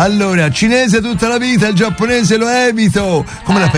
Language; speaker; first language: Italian; native; Italian